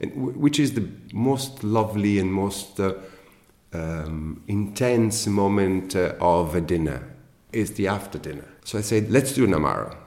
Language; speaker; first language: English; non-native, fluent; Italian